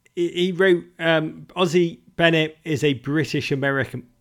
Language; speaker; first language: English; native; English